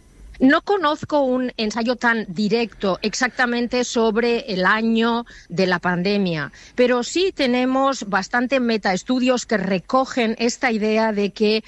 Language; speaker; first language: Spanish; native; Spanish